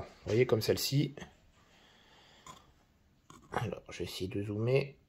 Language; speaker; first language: French; native; French